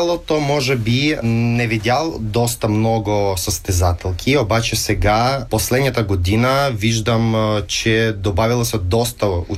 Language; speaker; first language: Bulgarian; non-native, fluent; Ukrainian